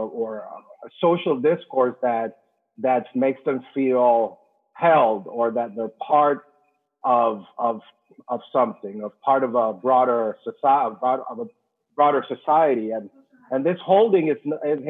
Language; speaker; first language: English; non-native, fluent; Spanish